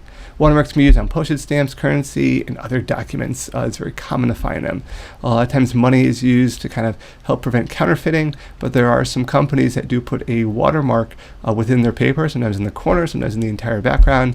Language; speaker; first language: English; native; English